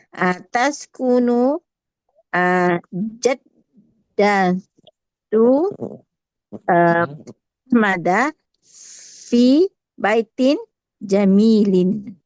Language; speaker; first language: Arabic; non-native, learner; Indonesian